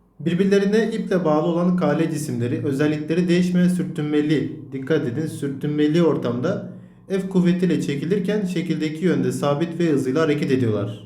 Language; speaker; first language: Turkish; native; Turkish